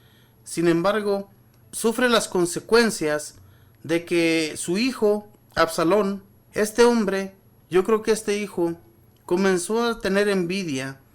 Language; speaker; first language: Spanish; native; Spanish